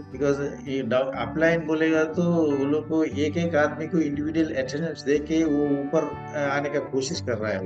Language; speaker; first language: Hindi; non-native, local second language; Malayalam